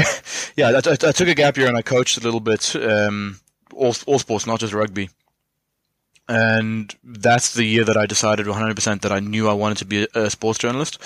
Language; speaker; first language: English; native; English